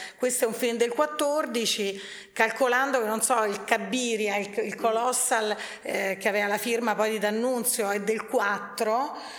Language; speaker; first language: Italian; native; Italian